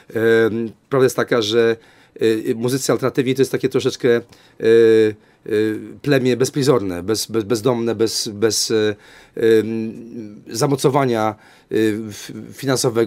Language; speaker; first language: Polish; native; Polish